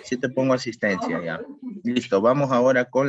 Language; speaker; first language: Spanish; native; Spanish